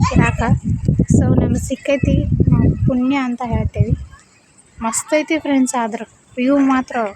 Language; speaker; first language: Kannada; native; Kannada